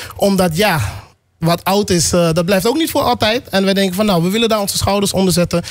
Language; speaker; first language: Dutch; native; Dutch